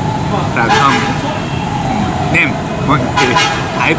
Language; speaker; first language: Vietnamese; non-native, learner; Japanese